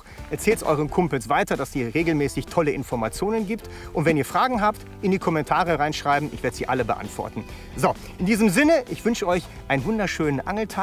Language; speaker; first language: German; native; German